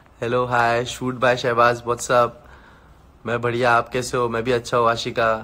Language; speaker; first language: Hindi; native; Hindi